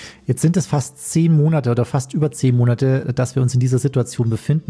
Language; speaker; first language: German; native; German